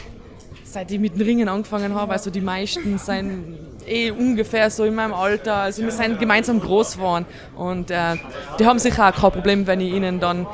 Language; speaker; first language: German; native; German